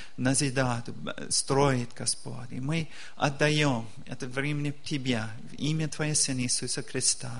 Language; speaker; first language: Russian; non-native, learner; English